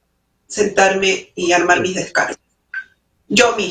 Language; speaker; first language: Spanish; native; Spanish